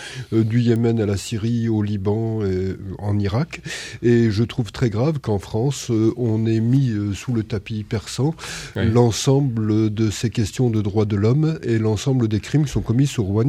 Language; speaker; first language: French; native; French